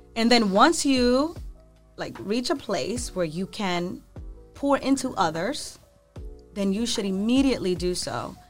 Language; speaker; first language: English; early bilingual, other home language; Spanish